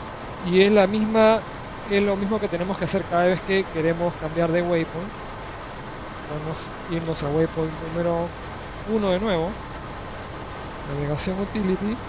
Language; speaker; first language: Spanish; native; Spanish